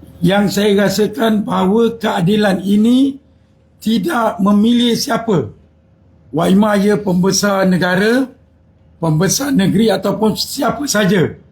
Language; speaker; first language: Malay; native; Malay